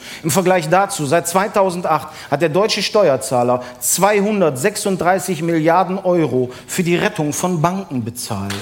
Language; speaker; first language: German; native; German